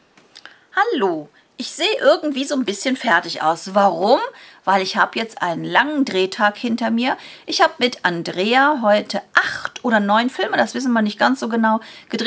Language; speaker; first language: German; native; German